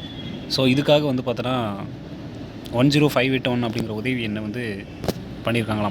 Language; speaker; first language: Tamil; native; Tamil